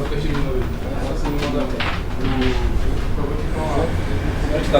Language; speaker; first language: Portuguese; non-native, learner; Haitian Creole